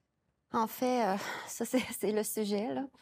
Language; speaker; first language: French; native; French